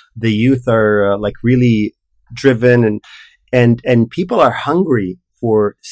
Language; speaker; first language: English; non-native, fluent; Arabic